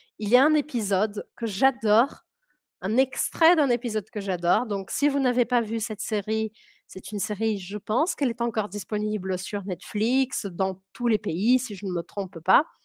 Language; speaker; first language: French; early bilingual, heritage; French